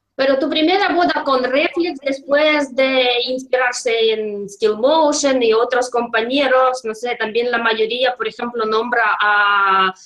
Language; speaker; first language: Spanish; non-native, fluent; Russian